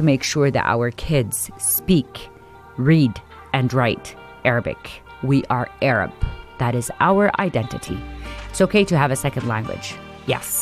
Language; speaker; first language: English; non-native, fluent; Arabic